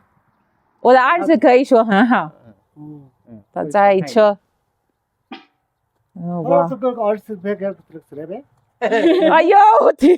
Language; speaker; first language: Chinese; non-native, learner; Tamil